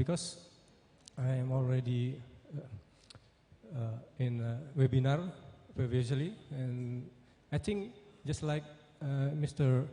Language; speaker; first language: English; non-native, learner; Indonesian